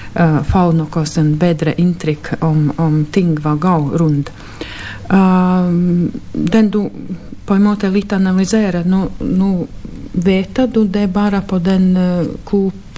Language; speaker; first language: Norwegian; non-native, fluent; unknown